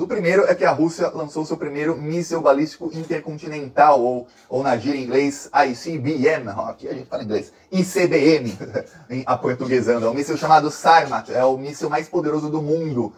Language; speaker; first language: Portuguese; native; Portuguese